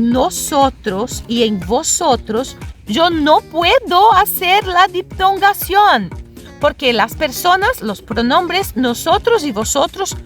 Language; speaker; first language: Spanish; non-native, fluent; Portuguese